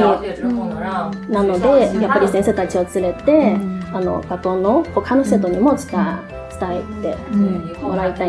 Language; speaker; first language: Japanese; non-native, fluent; Chinese